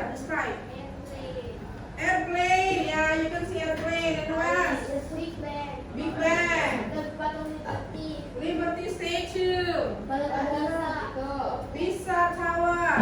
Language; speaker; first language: English; non-native, fluent; Indonesian